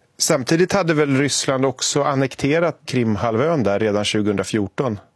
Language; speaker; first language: Swedish; native; Swedish